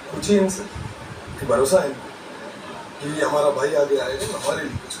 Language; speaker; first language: Hindi; non-native, local second language; Rajasthani